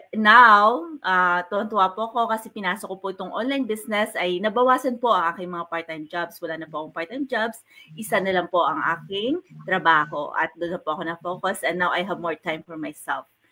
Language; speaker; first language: Filipino; native; Filipino